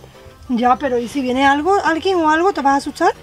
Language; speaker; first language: Spanish; native; Spanish